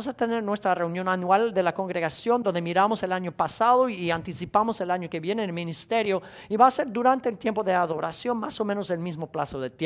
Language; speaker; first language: Spanish; native; Spanish